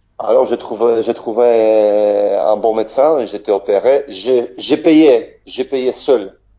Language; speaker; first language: French; non-native, learner; Polish